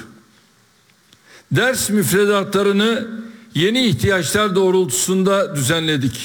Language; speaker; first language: Turkish; native; Turkish